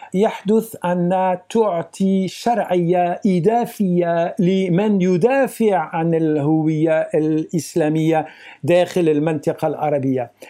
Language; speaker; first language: Arabic; non-native, fluent; French